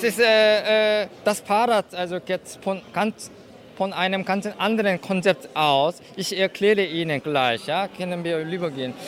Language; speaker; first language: German; non-native, fluent; Korean